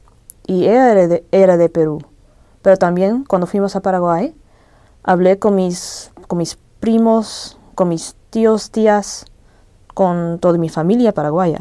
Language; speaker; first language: Spanish; early bilingual, heritage; English